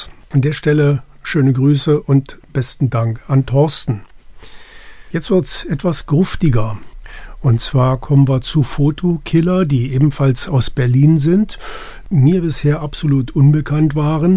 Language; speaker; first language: German; native; German